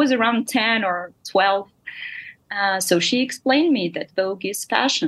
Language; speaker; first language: English; non-native, fluent; Ukrainian